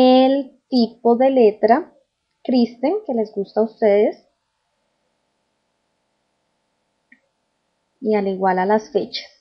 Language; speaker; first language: Spanish; native; Spanish